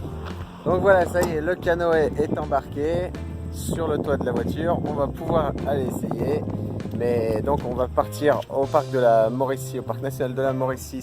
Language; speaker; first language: French; native; French